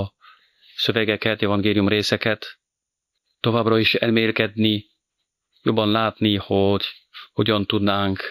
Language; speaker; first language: Hungarian; non-native, fluent; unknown